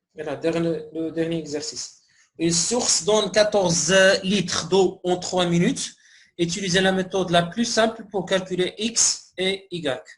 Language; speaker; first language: French; non-native, local second language; Arabic